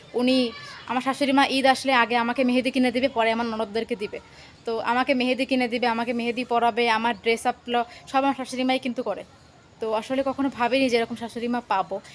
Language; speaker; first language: Bangla; native; Bangla